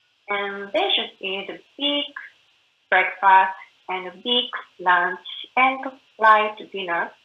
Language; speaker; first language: English; non-native, learner; Japanese